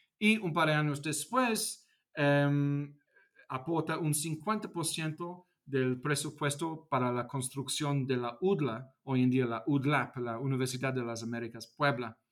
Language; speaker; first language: Spanish; non-native, fluent; English